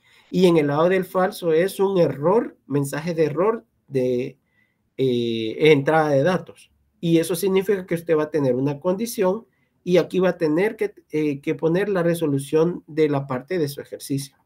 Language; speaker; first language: Spanish; native; Spanish